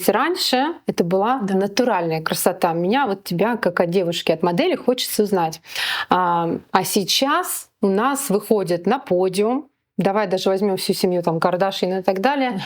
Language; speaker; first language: Russian; native; Russian